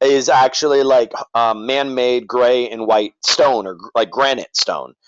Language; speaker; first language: English; native; English